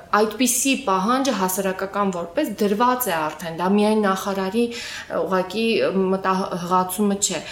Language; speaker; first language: Armenian; native; Armenian